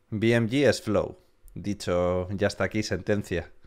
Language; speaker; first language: Spanish; native; Spanish